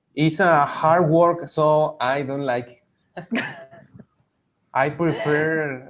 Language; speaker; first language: English; non-native, learner; Spanish